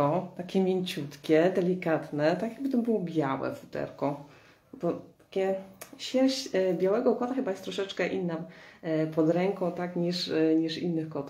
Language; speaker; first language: Polish; native; Polish